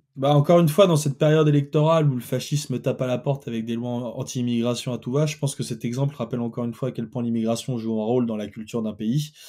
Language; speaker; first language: French; native; French